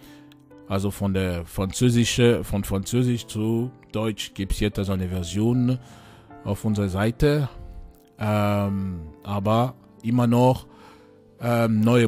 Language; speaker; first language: German; non-native, fluent; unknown